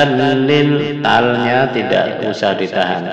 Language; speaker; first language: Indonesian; native; Indonesian